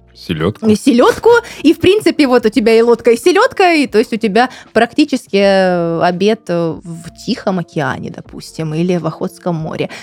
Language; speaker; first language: Russian; native; Russian